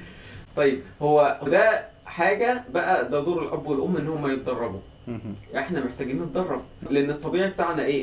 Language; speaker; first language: Arabic; native; Arabic